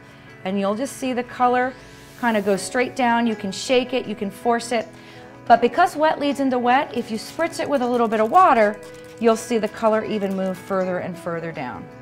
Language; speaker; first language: English; native; English